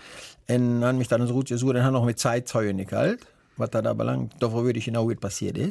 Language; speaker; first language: German; native; German